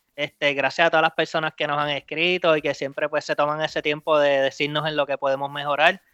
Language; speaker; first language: Spanish; native; Spanish